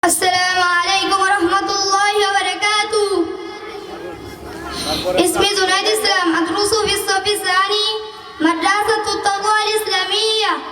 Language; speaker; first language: Arabic; non-native, learner; Bangla